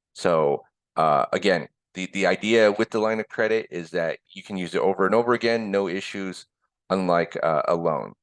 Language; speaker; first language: English; early bilingual, other home language; Korean